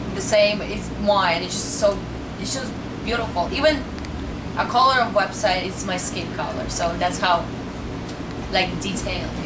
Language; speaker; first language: English; non-native, fluent; Kazakh